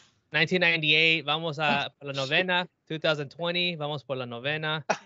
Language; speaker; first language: Spanish; early bilingual, heritage; Spanish